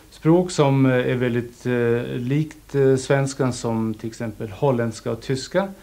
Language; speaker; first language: Swedish; non-native, fluent; German